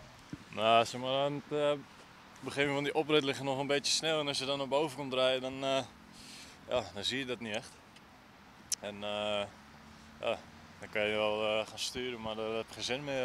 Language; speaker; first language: Dutch; native; Dutch